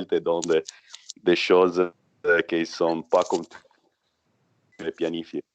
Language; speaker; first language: French; non-native, fluent; Italian